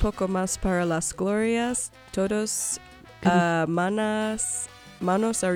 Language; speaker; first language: Spanish; non-native, learner; English